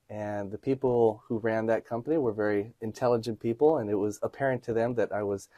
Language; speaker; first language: English; native; English